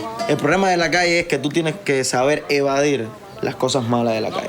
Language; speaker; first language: Spanish; native; Spanish